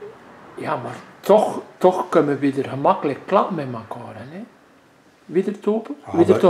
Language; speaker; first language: Dutch; native; Dutch